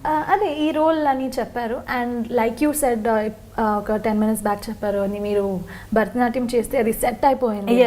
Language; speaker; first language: Telugu; non-native, local second language; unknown